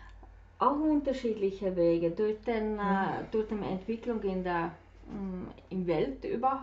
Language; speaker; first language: German; non-native, fluent; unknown